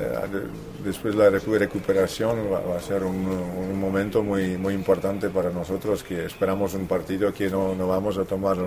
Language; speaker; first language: Spanish; non-native, fluent; Czech